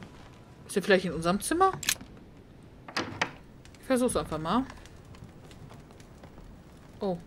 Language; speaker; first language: German; native; German